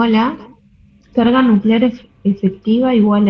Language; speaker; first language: Spanish; native; Spanish